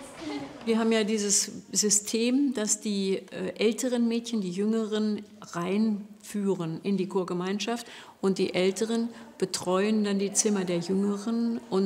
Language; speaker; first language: German; native; German